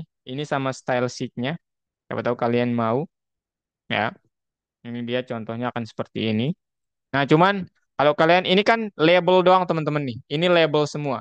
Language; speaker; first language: Indonesian; native; Indonesian